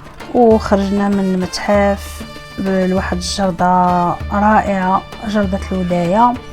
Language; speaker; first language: Arabic; native; Arabic